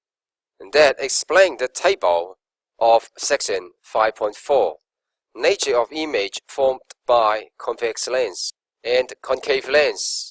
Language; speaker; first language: English; non-native, local second language; Cantonese